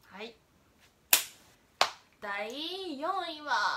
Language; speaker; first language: Japanese; native; Japanese